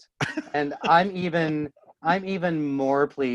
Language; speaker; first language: English; native; English